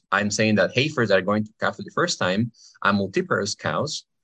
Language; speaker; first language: English; non-native, fluent; Spanish